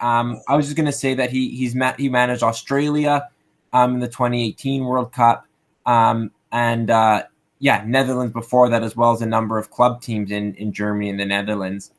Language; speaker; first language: English; native; English